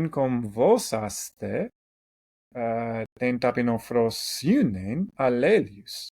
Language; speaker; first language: Greek; non-native, fluent; English